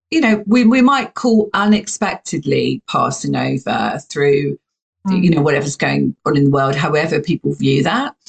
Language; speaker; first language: English; native; English